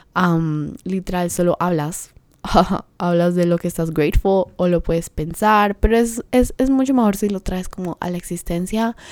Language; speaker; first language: Spanish; early bilingual, heritage; Spanish